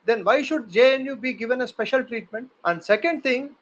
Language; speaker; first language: English; non-native, local second language; Tamil